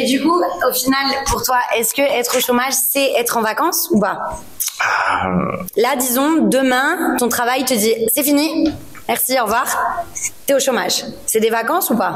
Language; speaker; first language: French; native; French